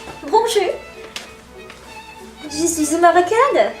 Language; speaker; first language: French; non-native, learner; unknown